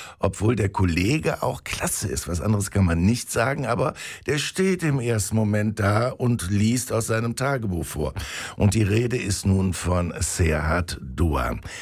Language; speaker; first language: German; native; German